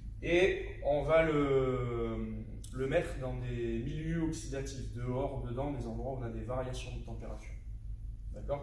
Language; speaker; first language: French; native; French